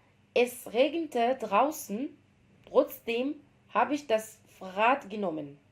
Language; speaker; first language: German; non-native, fluent; Arabic